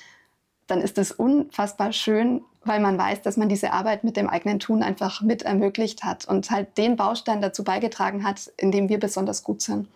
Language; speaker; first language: German; native; German